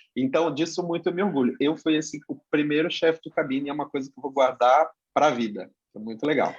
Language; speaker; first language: Portuguese; native; Portuguese